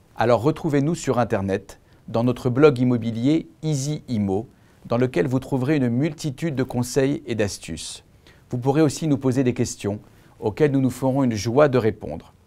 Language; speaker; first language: French; native; French